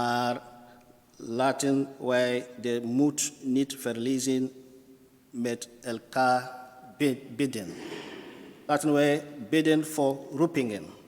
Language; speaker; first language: Dutch; non-native, fluent; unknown